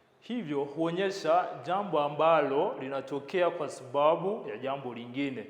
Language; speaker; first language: Swahili; non-native, local second language; Kinyarwanda